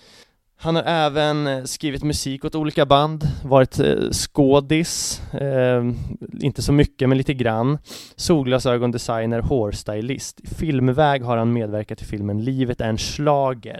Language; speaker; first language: Swedish; native; Swedish